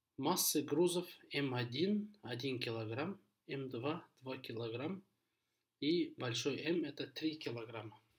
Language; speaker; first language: Russian; non-native, local second language; Kazakh